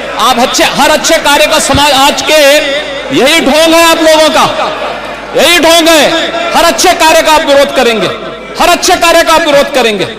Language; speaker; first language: Hindi; native; Hindi